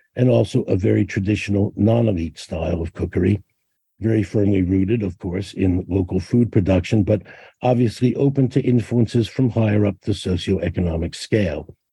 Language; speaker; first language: English; native; English